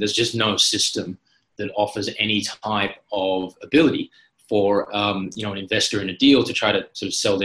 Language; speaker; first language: English; native; English